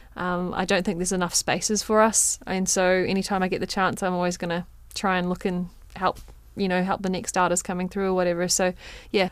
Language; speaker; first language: English; native; English